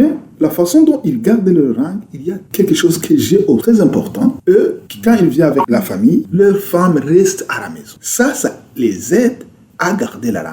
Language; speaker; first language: French; non-native, local second language; Rundi